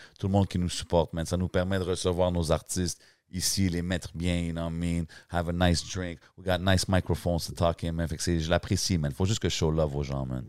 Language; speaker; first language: French; native; French